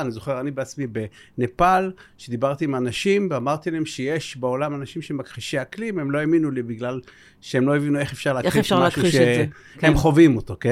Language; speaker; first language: Hebrew; native; Hebrew